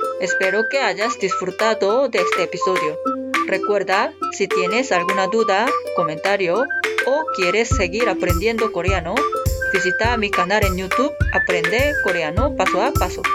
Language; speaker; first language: Spanish; non-native, fluent; Korean